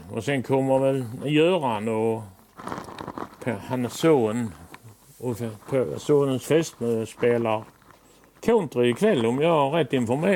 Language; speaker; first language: Swedish; native; Swedish